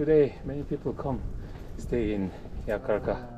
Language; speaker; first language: English; non-native, learner; Korean